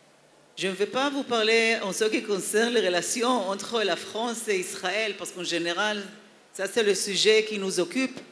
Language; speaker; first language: French; non-native, fluent; Hebrew